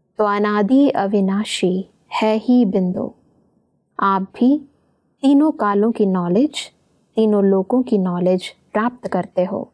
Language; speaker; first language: Hindi; native; Hindi